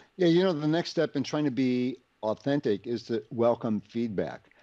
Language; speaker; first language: English; native; English